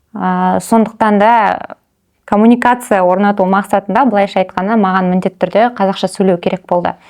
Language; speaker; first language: Kazakh; non-native, local second language; Russian